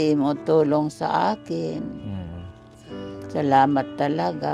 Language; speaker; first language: Filipino; non-native, local second language; Cebuano